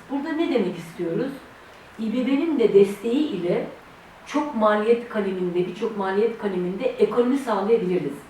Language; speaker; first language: Turkish; native; Turkish